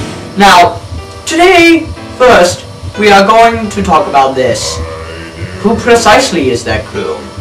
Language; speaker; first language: English; native; English